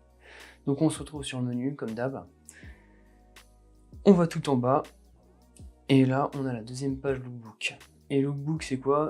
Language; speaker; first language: French; native; French